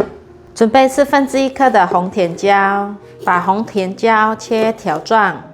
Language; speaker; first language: Chinese; native; Chinese